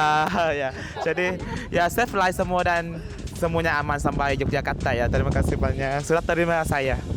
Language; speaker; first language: Indonesian; non-native, learner; Vietnamese